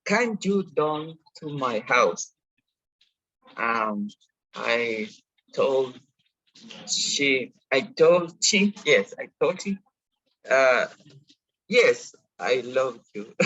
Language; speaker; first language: English; non-native, learner; Spanish